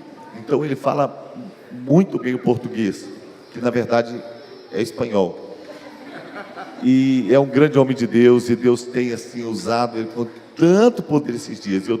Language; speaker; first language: Portuguese; native; Portuguese